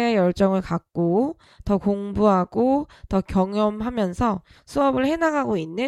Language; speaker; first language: Korean; native; Korean